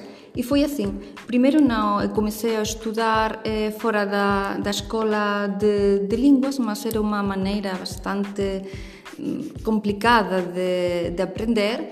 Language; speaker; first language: Portuguese; non-native, fluent; Spanish